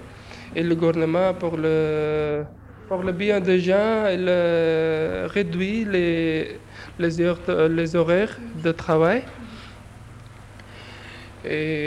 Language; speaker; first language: French; non-native, learner; Urdu